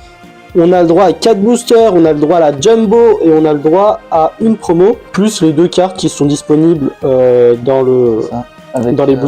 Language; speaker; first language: French; native; French